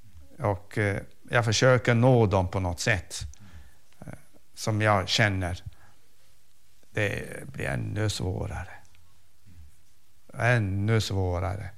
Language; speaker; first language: Swedish; non-native, fluent; Arabic